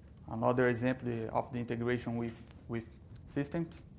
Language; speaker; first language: English; non-native, learner; Portuguese